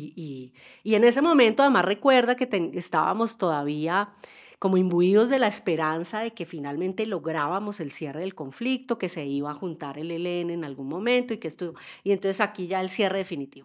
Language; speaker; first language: Spanish; native; Spanish